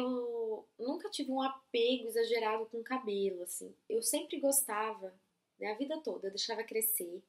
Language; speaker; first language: Portuguese; native; Portuguese